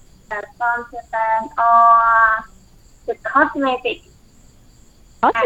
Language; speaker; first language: English; non-native, learner; Thai